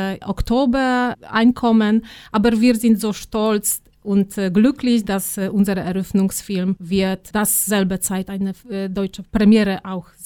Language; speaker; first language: German; non-native, fluent; Polish